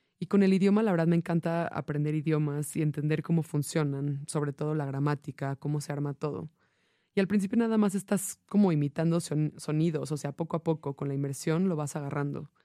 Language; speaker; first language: Spanish; non-native, fluent; English